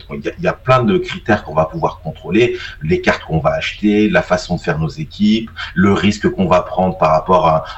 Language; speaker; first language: French; native; French